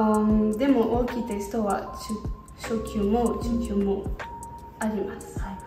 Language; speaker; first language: Japanese; non-native, learner; French